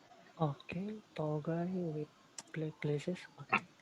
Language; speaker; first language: English; non-native, learner; Indonesian